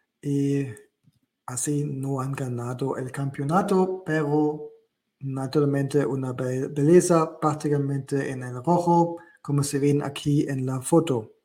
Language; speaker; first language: Spanish; non-native, learner; German